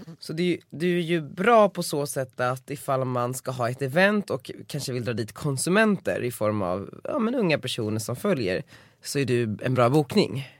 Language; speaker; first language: Swedish; native; Swedish